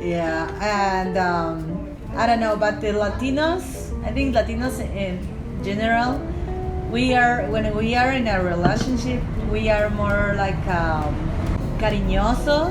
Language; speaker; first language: English; non-native, learner; Spanish